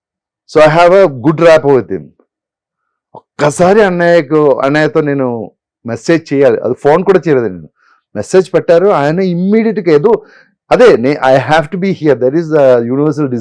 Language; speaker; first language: Telugu; non-native, fluent; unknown